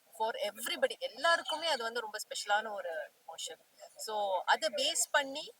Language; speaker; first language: Tamil; native; Tamil